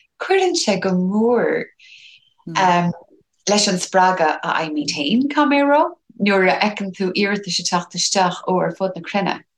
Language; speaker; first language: Irish; native; Irish